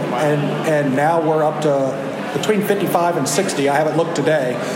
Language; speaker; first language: English; native; English